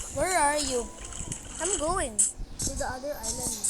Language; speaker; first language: English; non-native, local second language; Filipino